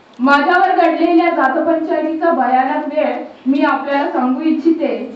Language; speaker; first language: Marathi; non-native, local second language; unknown